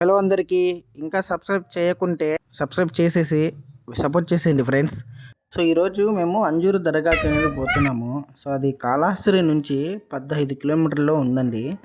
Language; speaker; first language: Telugu; non-native, local second language; Urdu